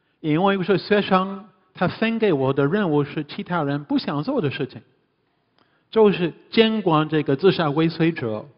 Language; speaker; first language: Chinese; non-native, fluent; English